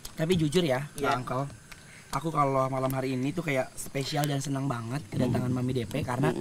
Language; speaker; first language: Indonesian; native; Indonesian